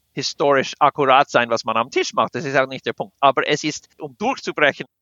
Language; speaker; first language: German; non-native, fluent; English